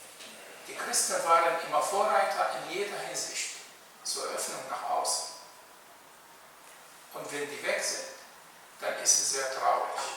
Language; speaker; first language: German; non-native, fluent; Arabic